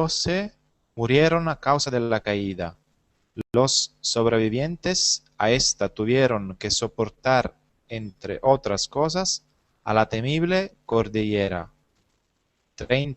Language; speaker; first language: Spanish; non-native, learner; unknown